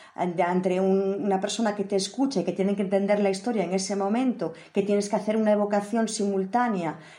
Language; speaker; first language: Spanish; native; Spanish